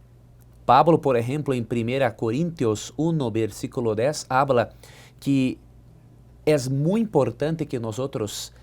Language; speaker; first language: Spanish; non-native, learner; Portuguese